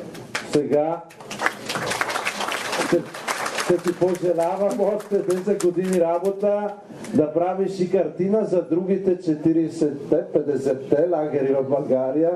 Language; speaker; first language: Bulgarian; non-native, fluent; Italian